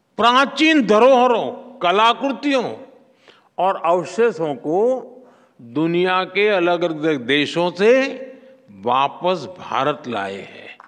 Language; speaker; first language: Hindi; non-native, local second language; Gujarati